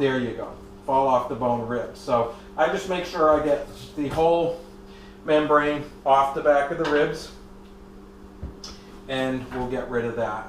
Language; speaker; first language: English; native; English